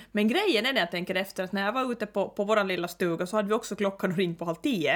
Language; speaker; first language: Swedish; native; Swedish